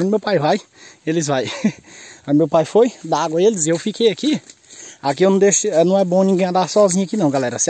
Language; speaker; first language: Portuguese; native; Portuguese